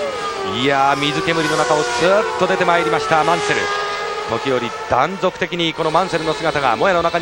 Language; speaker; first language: Japanese; native; Japanese